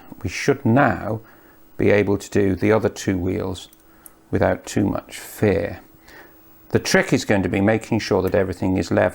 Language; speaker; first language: English; native; English